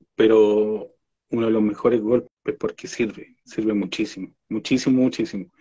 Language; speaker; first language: Spanish; native; Spanish